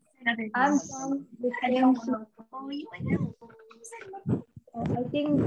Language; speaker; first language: English; non-native, learner; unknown